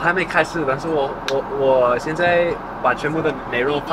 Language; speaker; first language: Chinese; non-native, fluent; Dutch